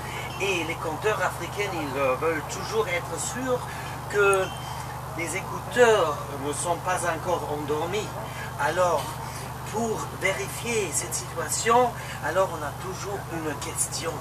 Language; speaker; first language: French; non-native, local second language; Luxembourgish